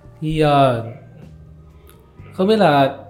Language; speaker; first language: Vietnamese; native; Vietnamese